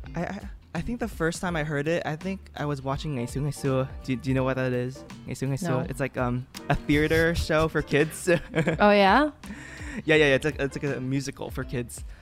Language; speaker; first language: English; non-native, fluent; Vietnamese